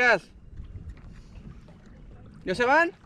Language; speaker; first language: Spanish; native; Spanish